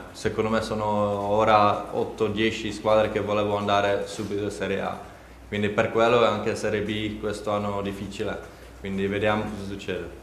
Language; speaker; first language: Italian; non-native, learner; Czech